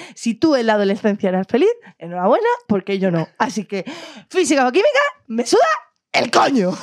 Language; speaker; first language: Spanish; native; Spanish